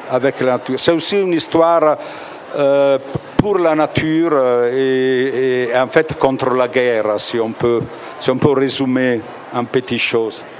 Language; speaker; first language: French; non-native, fluent; Italian